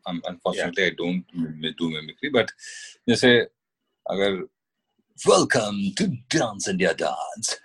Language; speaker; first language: English; non-native, local second language; Hindi